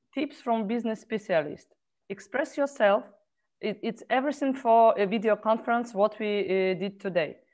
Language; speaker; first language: English; non-native, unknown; Polish